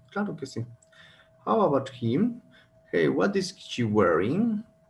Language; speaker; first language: English; non-native, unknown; Spanish